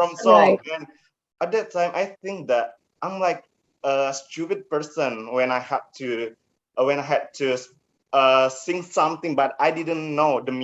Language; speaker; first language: English; non-native, learner; Indonesian